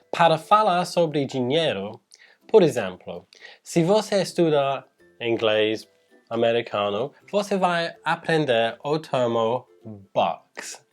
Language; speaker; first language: Portuguese; non-native, fluent; English